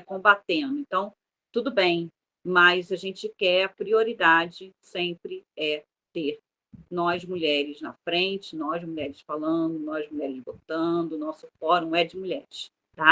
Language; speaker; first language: Portuguese; native; Portuguese